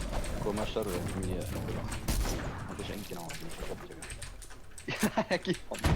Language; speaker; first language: Icelandic; native; Icelandic